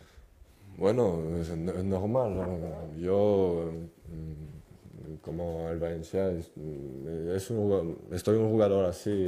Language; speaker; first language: Spanish; non-native, fluent; French